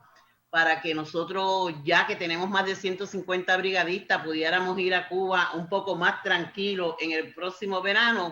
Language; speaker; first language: Spanish; native; Spanish